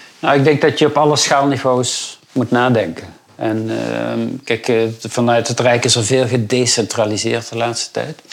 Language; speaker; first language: Dutch; native; Dutch